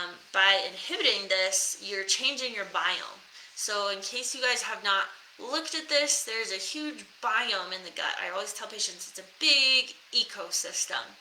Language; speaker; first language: English; native; English